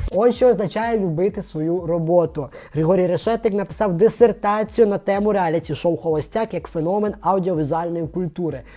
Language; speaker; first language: Ukrainian; non-native, local second language; Russian